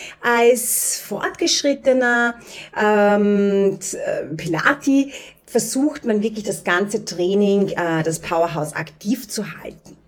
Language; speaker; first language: German; native; German